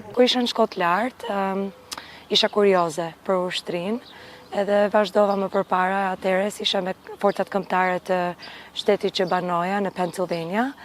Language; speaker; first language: Albanian; early bilingual, heritage; Albanian